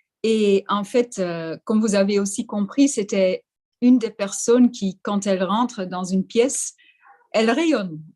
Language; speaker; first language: French; non-native, fluent; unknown